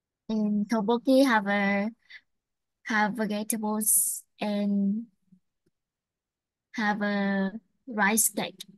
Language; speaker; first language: English; non-native, learner; Vietnamese